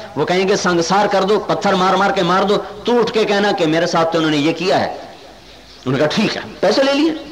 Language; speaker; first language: Urdu; non-native, local second language; Punjabi